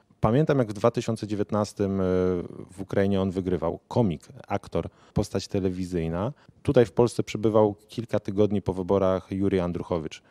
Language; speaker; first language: Polish; native; Polish